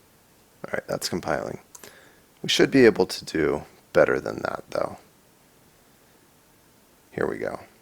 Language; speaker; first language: English; native; English